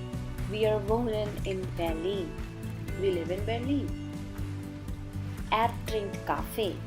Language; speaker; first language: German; non-native, fluent; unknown